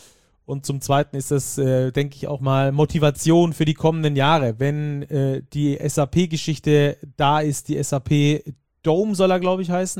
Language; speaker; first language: German; native; German